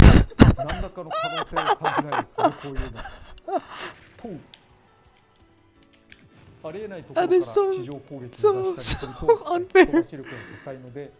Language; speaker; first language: Japanese; native; Japanese